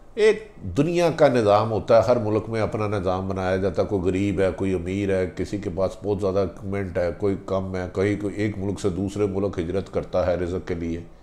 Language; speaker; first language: Urdu; non-native, local second language; Punjabi